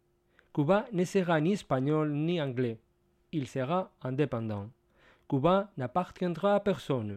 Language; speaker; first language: French; non-native, fluent; Spanish